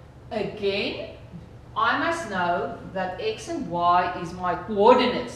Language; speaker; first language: English; non-native, local second language; Afrikaans